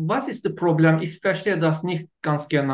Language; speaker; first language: German; non-native, learner; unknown